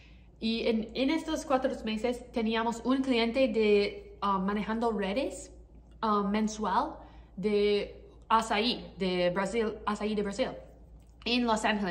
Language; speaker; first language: Spanish; non-native, learner; English